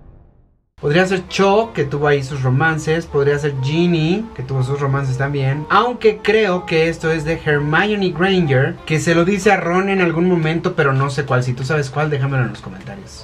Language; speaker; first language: Spanish; native; Spanish